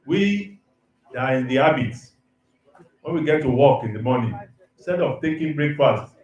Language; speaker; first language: English; non-native, local second language; Yoruba